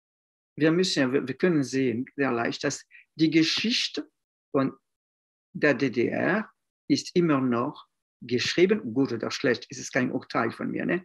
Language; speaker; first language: German; non-native, fluent; French